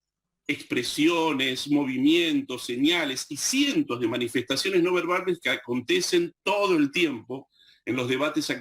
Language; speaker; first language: Spanish; native; Spanish